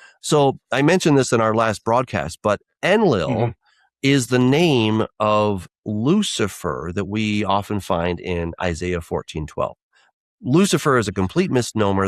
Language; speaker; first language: English; native; English